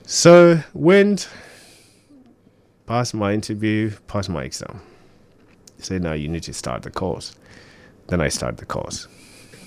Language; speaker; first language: English; early bilingual, other home language; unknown